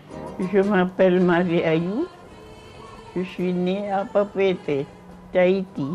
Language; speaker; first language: French; non-native, local second language; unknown